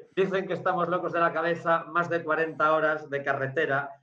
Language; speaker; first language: Spanish; native; Spanish